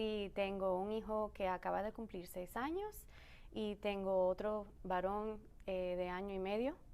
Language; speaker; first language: Spanish; early bilingual, other home language; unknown